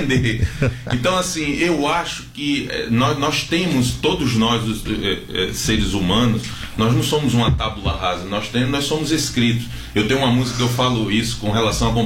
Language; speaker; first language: Portuguese; native; Portuguese